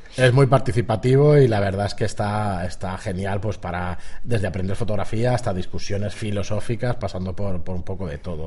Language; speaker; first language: Spanish; native; Spanish